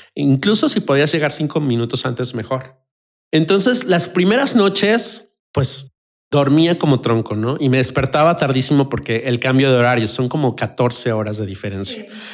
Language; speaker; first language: Spanish; native; Spanish